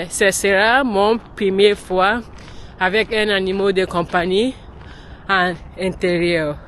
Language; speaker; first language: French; non-native, learner; English